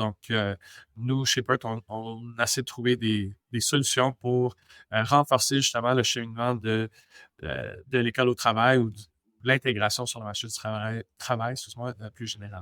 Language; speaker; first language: French; non-native, local second language; English